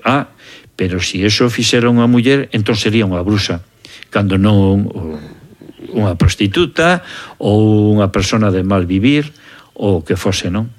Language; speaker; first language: Galician; native; Galician